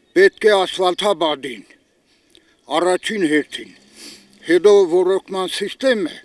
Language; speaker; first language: Armenian; native; Armenian